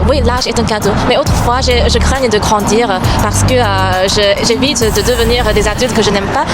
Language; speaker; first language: French; non-native, learner; Chinese